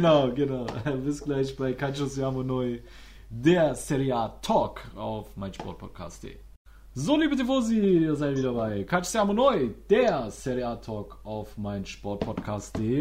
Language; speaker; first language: German; native; German